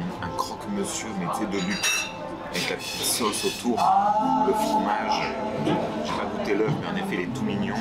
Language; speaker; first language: French; native; French